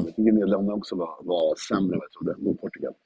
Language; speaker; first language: Swedish; native; Swedish